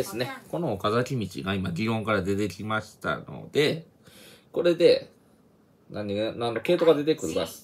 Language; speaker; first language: Japanese; native; Japanese